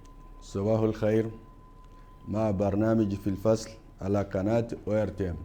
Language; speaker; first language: Arabic; non-native, fluent; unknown